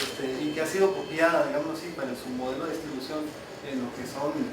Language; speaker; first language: Spanish; native; Spanish